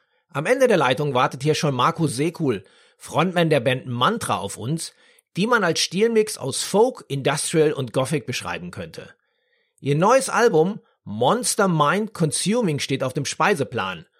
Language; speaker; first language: German; native; German